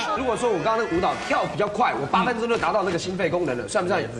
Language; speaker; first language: Chinese; native; Chinese